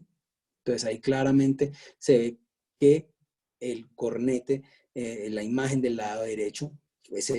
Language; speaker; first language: Spanish; native; Spanish